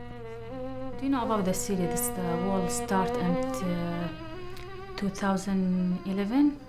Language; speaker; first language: English; non-native, learner; Arabic